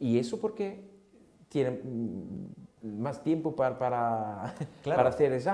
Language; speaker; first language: Spanish; non-native, learner; Italian